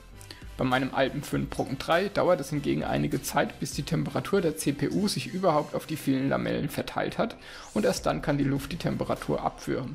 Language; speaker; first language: German; native; German